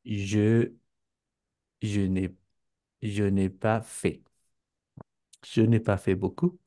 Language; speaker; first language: French; non-native, learner; Spanish